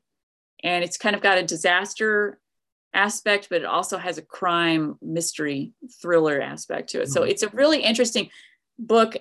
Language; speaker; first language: English; native; English